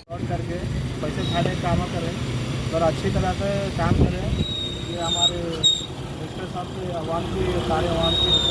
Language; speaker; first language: Hindi; non-native, local second language; Urdu